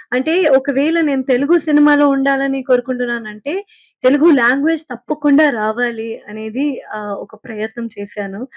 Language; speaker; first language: Telugu; non-native, fluent; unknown